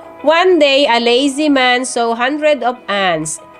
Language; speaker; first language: English; non-native, local second language; Tausug